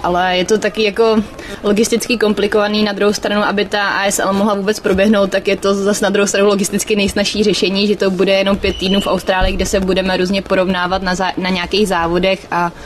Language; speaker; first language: Czech; native; Czech